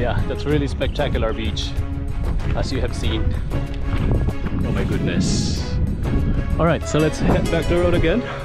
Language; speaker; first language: English; non-native, local second language; Filipino